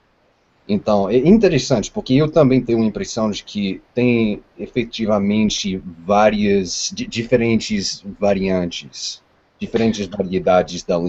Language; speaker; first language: Portuguese; non-native, fluent; English